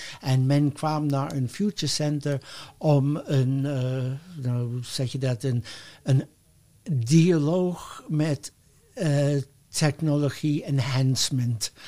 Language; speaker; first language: Dutch; non-native, fluent; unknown